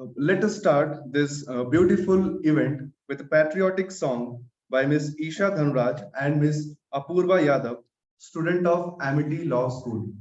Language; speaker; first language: English; non-native, local second language; Hindi